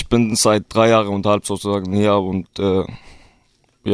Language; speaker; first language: German; early bilingual, other home language; Kurdish